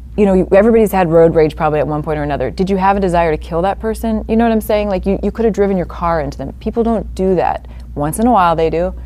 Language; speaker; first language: English; native; English